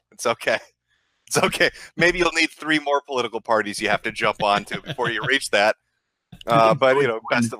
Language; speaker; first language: English; native; English